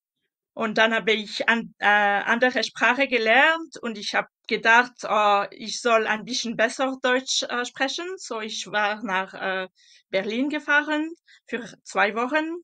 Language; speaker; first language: German; non-native, local second language; French